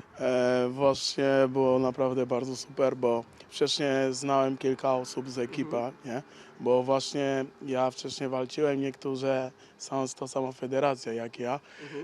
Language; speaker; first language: Polish; non-native, learner; Portuguese